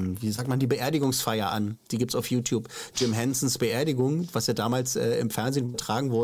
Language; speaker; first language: German; native; German